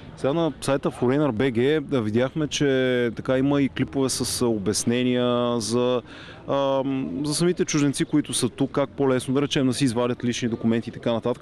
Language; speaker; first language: Bulgarian; native; Bulgarian